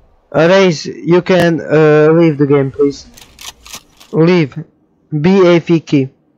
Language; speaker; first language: English; non-native, learner; Serbian